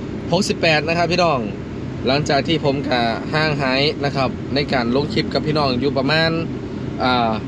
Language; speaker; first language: Thai; non-native, local second language; Northeastern Thai